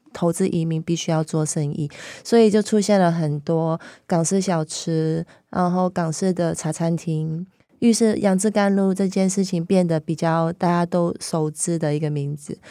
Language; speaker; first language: Chinese; non-native, local second language; Cantonese